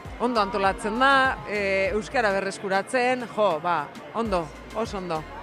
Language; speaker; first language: Basque; native; Basque